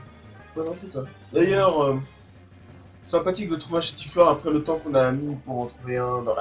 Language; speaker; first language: French; native; French